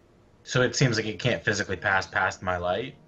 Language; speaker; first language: English; native; English